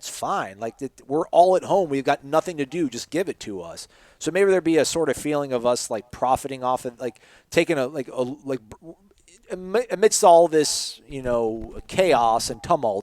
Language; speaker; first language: English; native; English